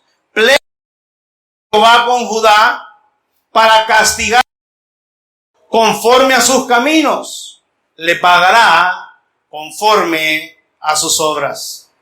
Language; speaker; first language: Spanish; native; Spanish